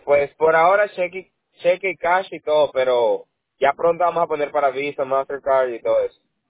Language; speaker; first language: Spanish; native; Spanish